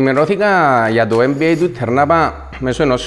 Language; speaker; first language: Greek; native; Greek